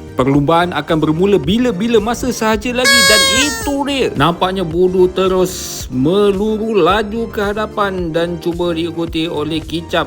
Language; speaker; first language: Malay; native; Malay